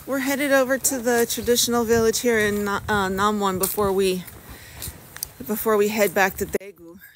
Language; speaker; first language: English; native; English